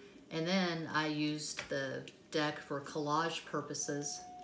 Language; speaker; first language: English; native; English